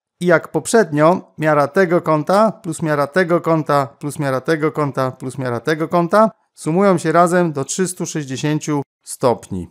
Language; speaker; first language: Polish; native; Polish